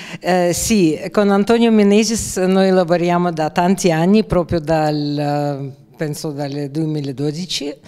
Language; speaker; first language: Italian; non-native, learner; Russian